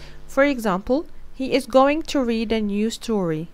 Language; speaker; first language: English; non-native, fluent; Arabic